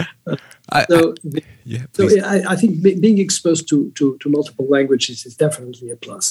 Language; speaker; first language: English; non-native, fluent; Portuguese